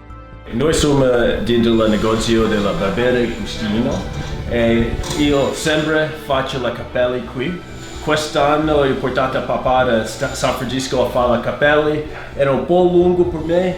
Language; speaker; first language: Italian; early bilingual, heritage; Italian